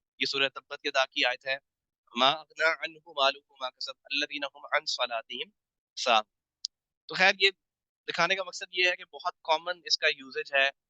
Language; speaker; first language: Urdu; native; Urdu